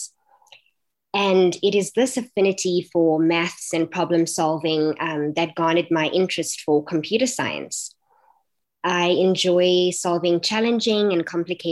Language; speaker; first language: English; native; English